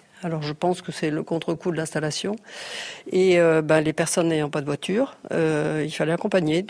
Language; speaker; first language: French; native; French